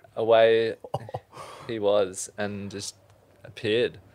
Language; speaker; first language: English; native; English